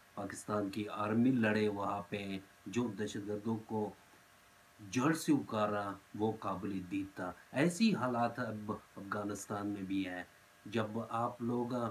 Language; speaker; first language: Urdu; non-native, fluent; Pashto